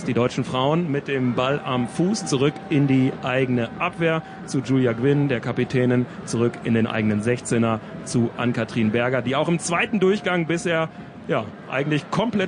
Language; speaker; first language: German; native; German